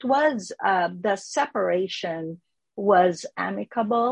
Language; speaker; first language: English; non-native, local second language; Filipino